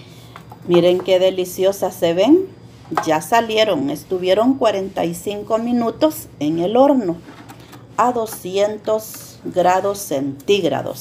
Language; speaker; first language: Spanish; native; Spanish